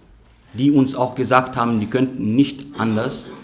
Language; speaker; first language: German; non-native, fluent; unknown